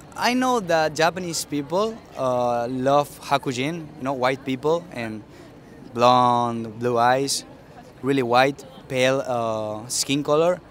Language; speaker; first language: English; early bilingual, other home language; Spanish